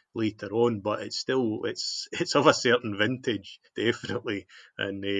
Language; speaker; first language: English; native; English